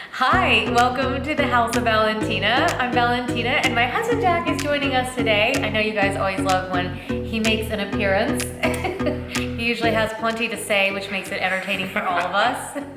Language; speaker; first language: English; native; English